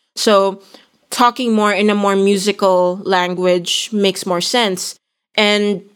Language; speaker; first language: English; non-native, local second language; Filipino